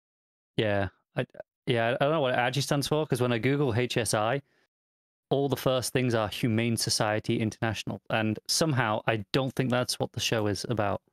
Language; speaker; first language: English; native; English